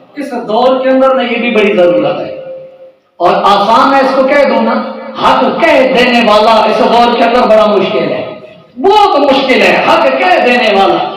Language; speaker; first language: Urdu; non-native, local second language; Punjabi